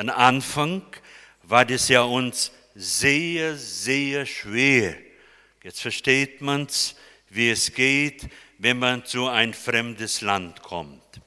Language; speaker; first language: German; non-native, fluent; Portuguese